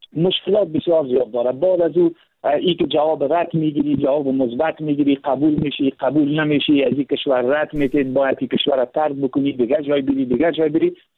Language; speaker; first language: Persian; native; Persian